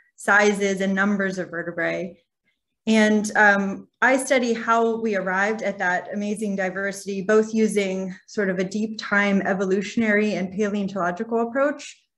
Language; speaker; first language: English; native; English